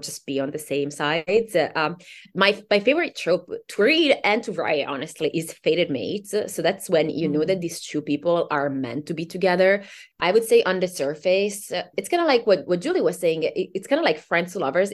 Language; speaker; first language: English; non-native, fluent; Italian